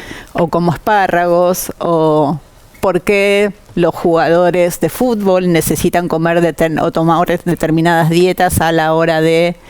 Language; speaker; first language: Spanish; native; Spanish